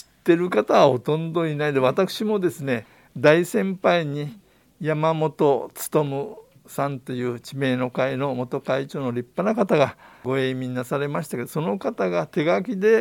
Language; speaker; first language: Japanese; native; Japanese